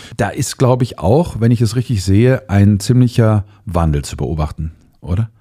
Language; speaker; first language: German; native; German